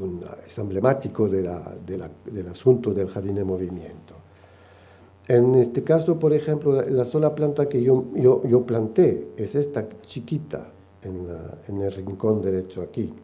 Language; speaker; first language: Spanish; non-native, fluent; French